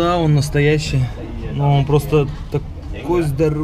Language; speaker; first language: Russian; native; Russian